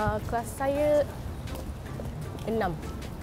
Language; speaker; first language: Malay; non-native, learner; Japanese